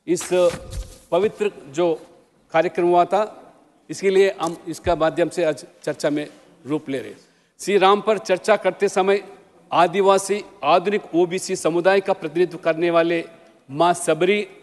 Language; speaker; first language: Hindi; non-native, local second language; Telugu